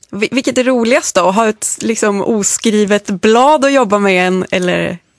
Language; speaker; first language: Swedish; native; Swedish